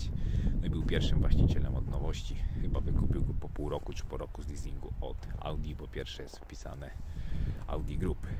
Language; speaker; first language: Polish; native; Polish